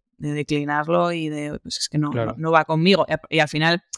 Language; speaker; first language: Spanish; native; Spanish